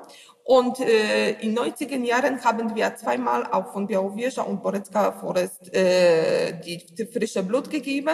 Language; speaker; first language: German; non-native, learner; Polish